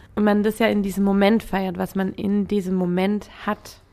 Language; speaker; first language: German; native; German